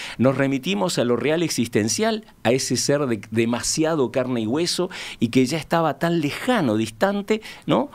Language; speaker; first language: Spanish; native; Spanish